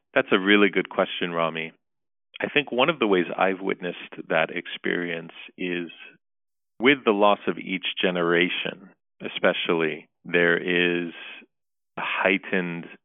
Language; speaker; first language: English; early bilingual, other home language; Turkish